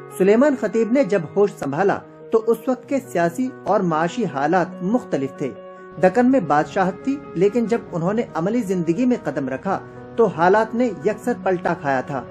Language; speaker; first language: Urdu; native; Urdu